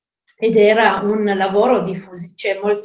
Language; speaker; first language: Italian; native; Italian